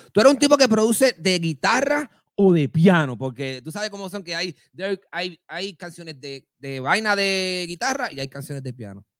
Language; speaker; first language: Spanish; native; Spanish